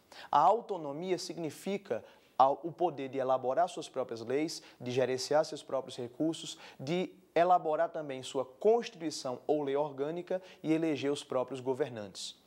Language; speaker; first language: Portuguese; native; Portuguese